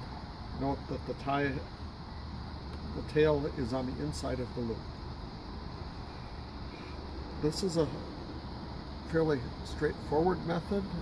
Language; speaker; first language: English; native; English